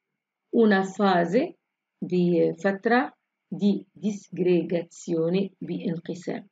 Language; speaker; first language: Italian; non-native, fluent; Arabic